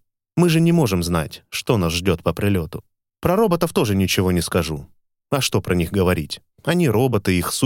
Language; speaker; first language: Russian; native; Russian